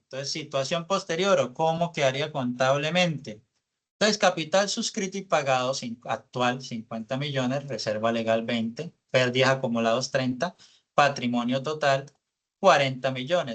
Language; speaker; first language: Spanish; native; Spanish